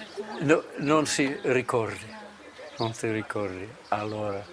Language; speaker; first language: Italian; non-native, learner; Czech